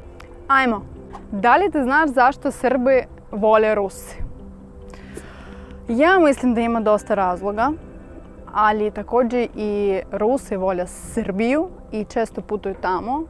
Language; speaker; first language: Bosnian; non-native, learner; Russian